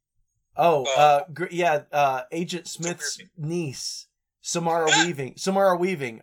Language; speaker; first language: English; native; English